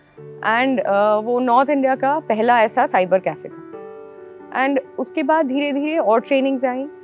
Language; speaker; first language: Hindi; native; Hindi